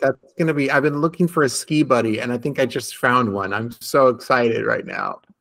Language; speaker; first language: English; native; English